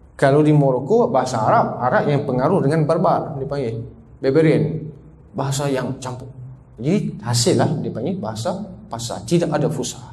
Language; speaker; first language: Malay; native; Malay